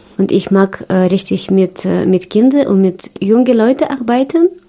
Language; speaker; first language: German; non-native, learner; Russian